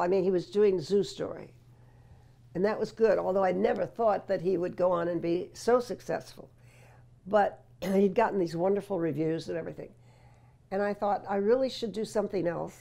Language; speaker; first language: English; native; English